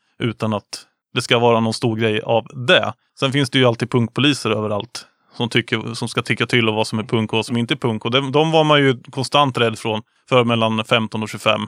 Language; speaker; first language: Swedish; native; Swedish